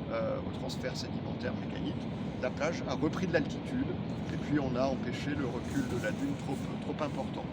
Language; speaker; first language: French; native; French